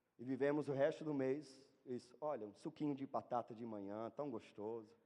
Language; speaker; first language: Portuguese; non-native, fluent; German